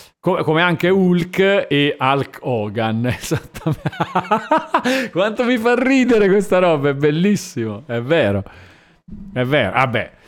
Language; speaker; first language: Italian; native; Italian